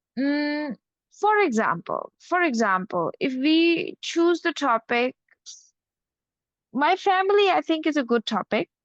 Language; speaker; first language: English; non-native, fluent; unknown